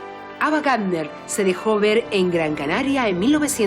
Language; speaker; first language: Spanish; native; Spanish